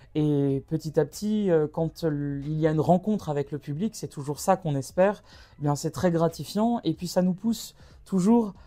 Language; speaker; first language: French; native; French